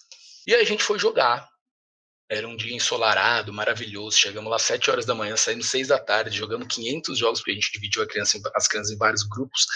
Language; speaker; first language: Portuguese; native; Portuguese